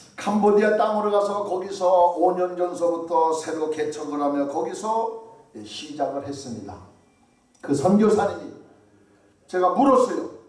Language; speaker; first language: Korean; native; Korean